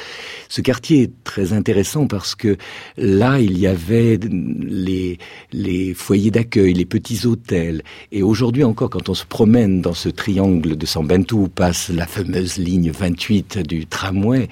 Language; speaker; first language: French; native; French